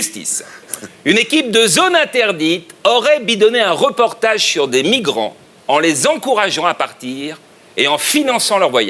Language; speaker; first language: French; native; French